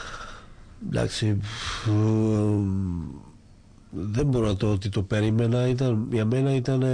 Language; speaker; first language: Greek; non-native, fluent; Slovak